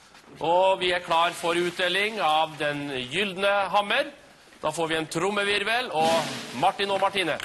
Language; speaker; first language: Norwegian; native; Norwegian